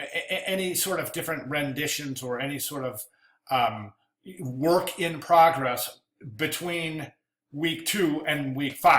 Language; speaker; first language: English; native; English